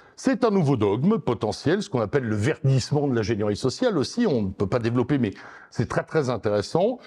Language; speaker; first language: French; native; French